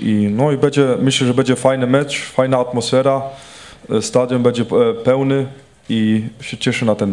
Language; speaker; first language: Polish; early bilingual, heritage; Polish